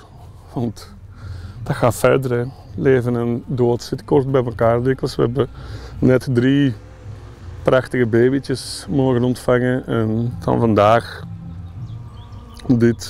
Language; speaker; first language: Dutch; native; Dutch